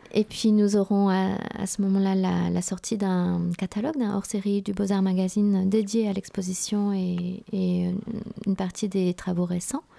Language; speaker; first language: French; early bilingual, other home language; Vietnamese